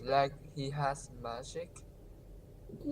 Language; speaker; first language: English; non-native, learner; Vietnamese